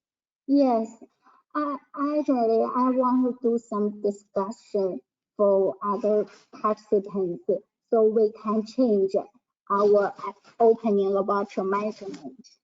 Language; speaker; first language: English; non-native, learner; Chinese